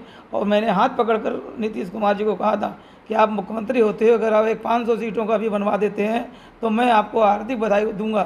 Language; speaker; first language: Hindi; native; Hindi